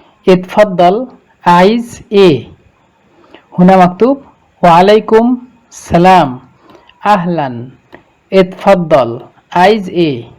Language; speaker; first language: Arabic; non-native, fluent; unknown